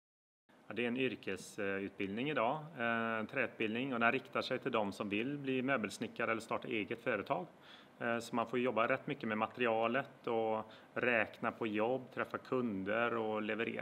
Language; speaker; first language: Swedish; native; Swedish